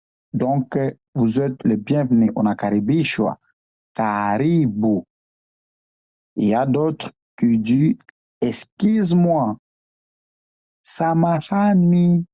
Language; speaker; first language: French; non-native, local second language; Swahili